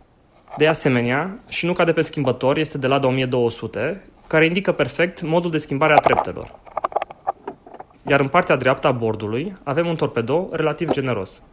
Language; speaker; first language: Romanian; native; Romanian